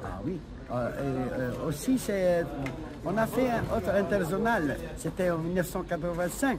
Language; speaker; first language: French; non-native, local second language; Arabic